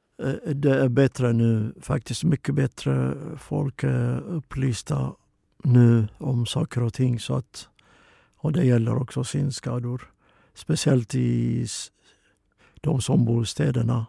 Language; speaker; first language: Swedish; non-native, fluent; Oromo